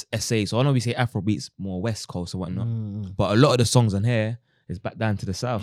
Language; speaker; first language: English; native; English